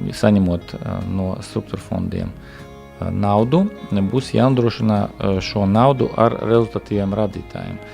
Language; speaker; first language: Latvian; non-native, local second language; Russian